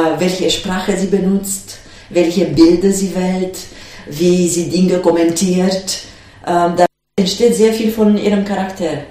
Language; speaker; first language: German; non-native, fluent; Romanian